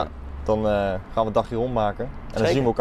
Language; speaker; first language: Dutch; native; Dutch